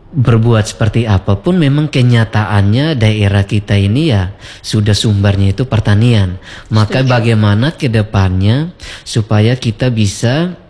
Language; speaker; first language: Indonesian; native; Indonesian